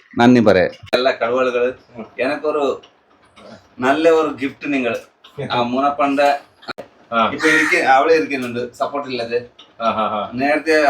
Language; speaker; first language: Malayalam; non-native, learner; Kannada